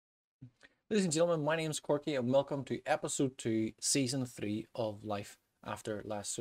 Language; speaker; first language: English; native; English